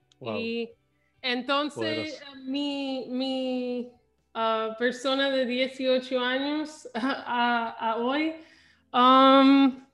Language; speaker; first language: Spanish; early bilingual, heritage; English